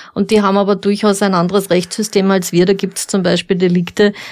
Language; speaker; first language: German; native; German